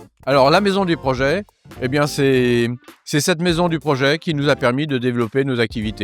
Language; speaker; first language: French; native; French